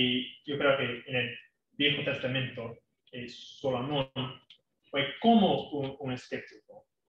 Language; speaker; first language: Spanish; non-native, fluent; English